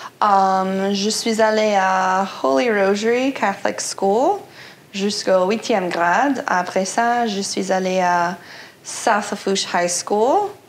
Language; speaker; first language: French; non-native, local second language; English